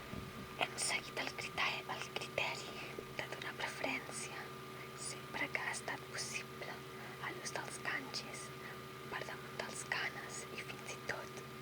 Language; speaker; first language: Catalan; non-native, local second language; Spanish